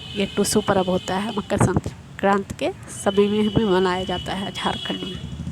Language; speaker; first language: Hindi; native; Hindi